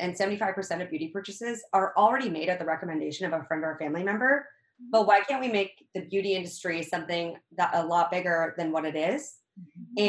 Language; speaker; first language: English; native; English